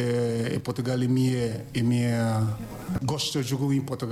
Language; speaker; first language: Portuguese; non-native, learner; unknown